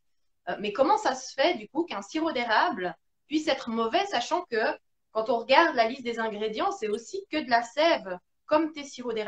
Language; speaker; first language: French; native; French